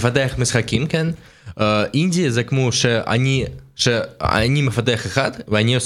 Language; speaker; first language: Hebrew; non-native, learner; Russian